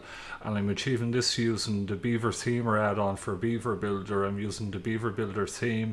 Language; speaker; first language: English; native; English